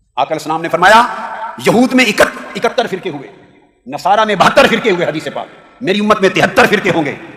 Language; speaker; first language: Urdu; native; Urdu